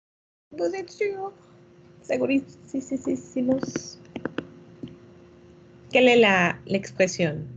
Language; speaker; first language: French; non-native, fluent; Spanish